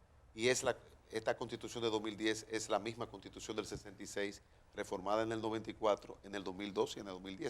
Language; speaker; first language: Spanish; native; Spanish